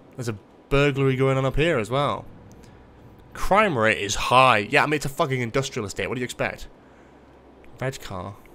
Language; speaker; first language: English; native; English